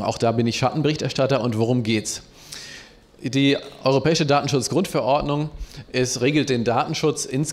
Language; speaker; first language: German; native; German